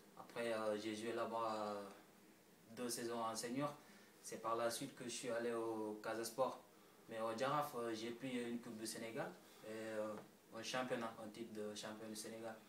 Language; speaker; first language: French; non-native, local second language; Wolof